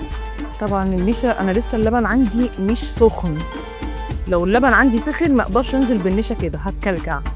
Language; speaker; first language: Arabic; native; Arabic